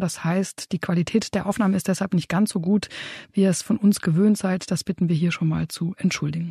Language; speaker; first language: German; native; German